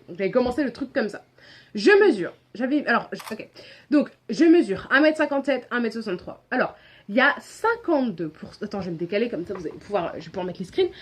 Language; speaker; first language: French; native; French